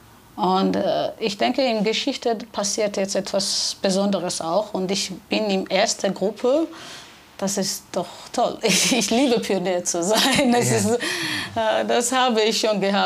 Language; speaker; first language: German; non-native, fluent; Georgian